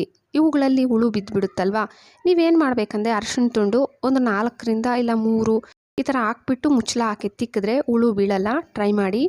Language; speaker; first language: Kannada; native; Kannada